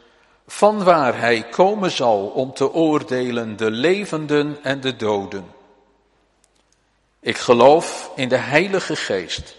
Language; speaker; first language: Dutch; native; Dutch